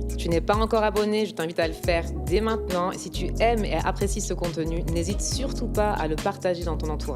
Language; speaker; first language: French; native; French